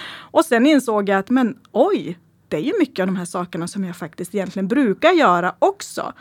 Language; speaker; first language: Swedish; native; Swedish